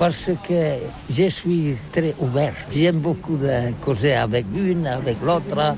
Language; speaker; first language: French; non-native, learner; Catalan